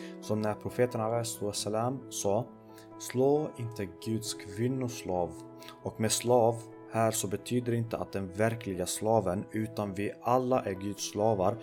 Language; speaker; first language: Swedish; early bilingual, other home language; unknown